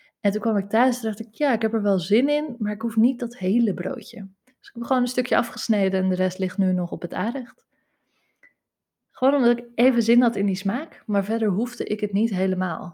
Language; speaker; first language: Dutch; native; Dutch